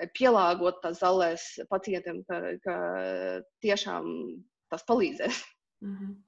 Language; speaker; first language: Latvian; non-native, local second language; Russian